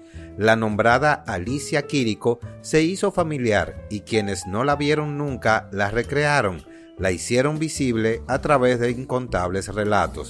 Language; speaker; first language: Spanish; native; Spanish